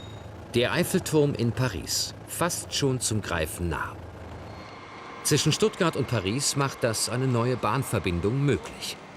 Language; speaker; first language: German; native; German